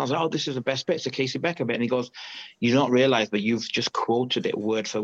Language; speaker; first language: English; native; English